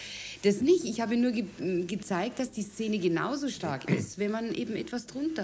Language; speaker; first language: German; native; German